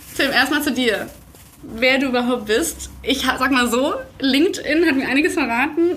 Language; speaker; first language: German; native; German